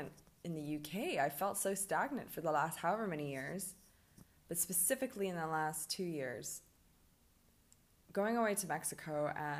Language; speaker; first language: English; native; English